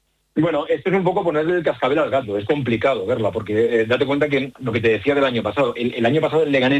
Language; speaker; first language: Spanish; native; Spanish